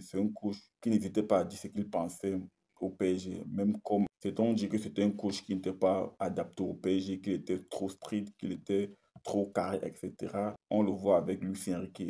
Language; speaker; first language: French; native; French